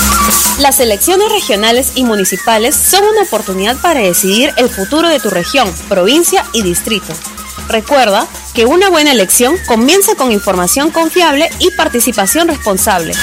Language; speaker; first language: Spanish; native; Spanish